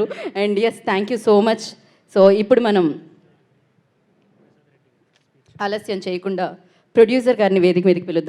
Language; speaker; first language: Telugu; native; Telugu